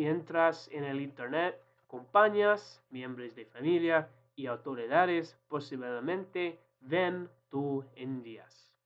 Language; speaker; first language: Spanish; non-native, learner; English